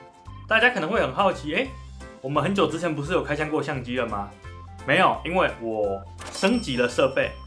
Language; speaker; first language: Chinese; native; Chinese